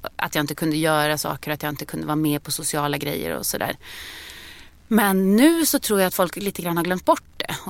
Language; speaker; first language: Swedish; native; Swedish